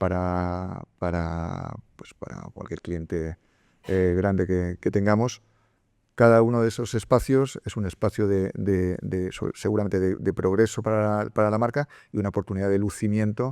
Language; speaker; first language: Spanish; native; Spanish